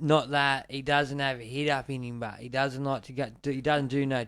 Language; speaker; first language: English; native; English